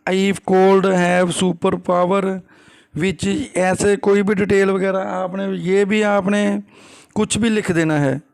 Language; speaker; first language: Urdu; native; Urdu